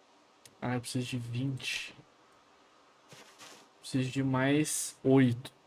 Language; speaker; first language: Portuguese; native; Portuguese